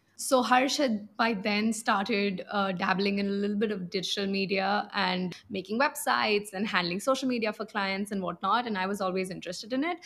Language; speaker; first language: English; non-native, local second language; Punjabi